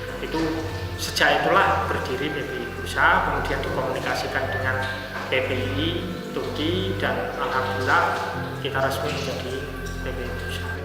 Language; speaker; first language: Indonesian; native; Indonesian